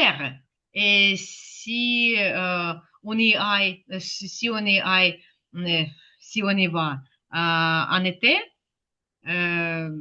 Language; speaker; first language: French; non-native, fluent; Ukrainian